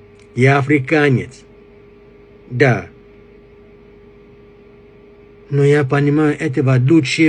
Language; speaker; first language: Russian; non-native, fluent; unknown